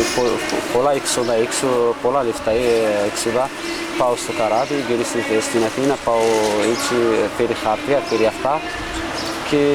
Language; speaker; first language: Greek; non-native, learner; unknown